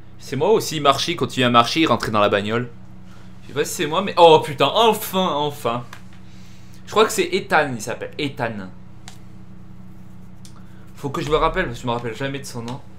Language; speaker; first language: French; native; French